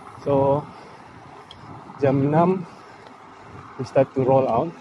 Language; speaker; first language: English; non-native, local second language; Malay